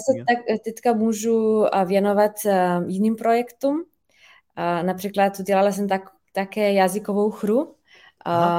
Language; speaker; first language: Czech; non-native, fluent; Slovenian